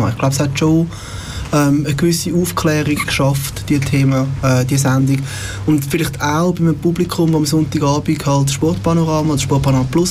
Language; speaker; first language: German; native; German